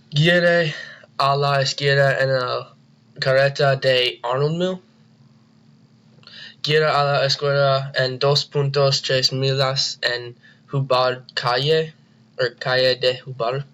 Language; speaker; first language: Spanish; non-native, learner; English